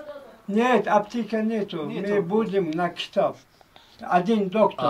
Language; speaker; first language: Russian; non-native, local second language; Uzbek